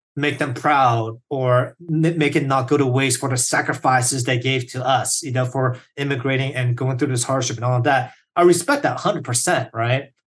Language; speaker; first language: English; early bilingual, other home language; Korean